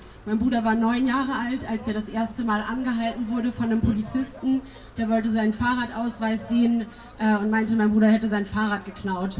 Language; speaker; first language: German; early bilingual, other home language; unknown